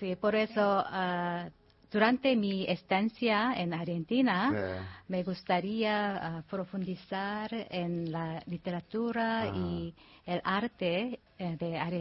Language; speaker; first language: Spanish; non-native, learner; Korean